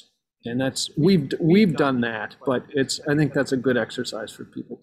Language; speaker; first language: English; native; English